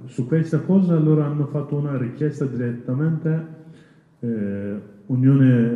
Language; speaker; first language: Italian; non-native, learner; Kurdish